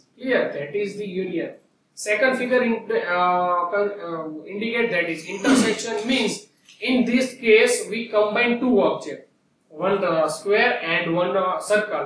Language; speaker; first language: English; non-native, local second language; Gujarati